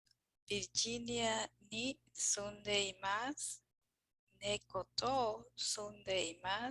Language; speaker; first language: Japanese; non-native, learner; English